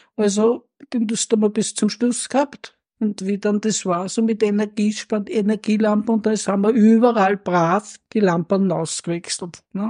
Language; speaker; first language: German; native; German